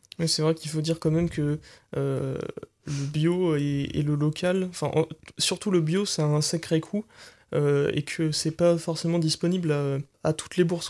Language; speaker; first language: French; native; French